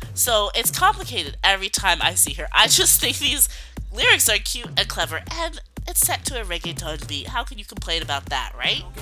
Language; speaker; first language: English; native; English